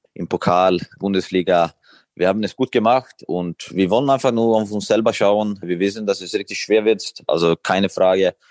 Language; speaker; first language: German; non-native, fluent; Swedish